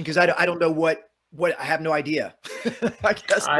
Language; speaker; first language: English; native; English